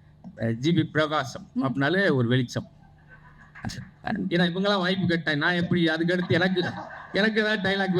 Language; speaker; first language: Tamil; native; Tamil